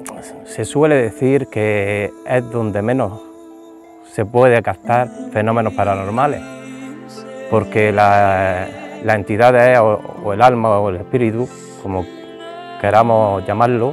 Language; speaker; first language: Spanish; native; Spanish